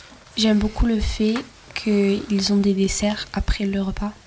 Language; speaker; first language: French; non-native, learner; Swedish